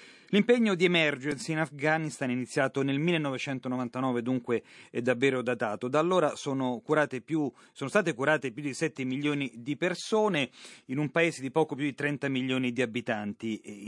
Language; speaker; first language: Italian; native; Italian